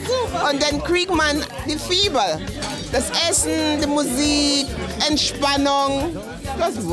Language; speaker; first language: German; non-native, learner; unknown